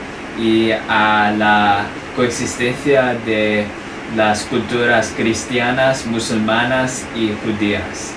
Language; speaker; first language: Spanish; non-native, fluent; English